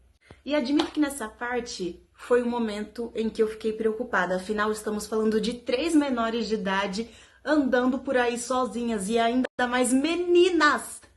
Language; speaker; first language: Portuguese; native; Portuguese